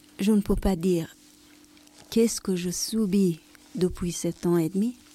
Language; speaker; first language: French; non-native, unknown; Persian